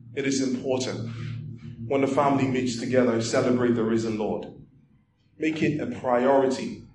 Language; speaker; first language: English; non-native, local second language; Igbo